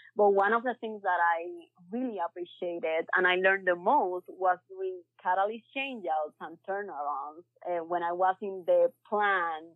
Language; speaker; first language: English; early bilingual, other home language; Spanish